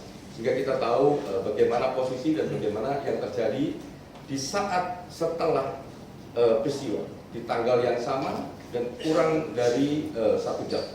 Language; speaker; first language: Indonesian; native; Indonesian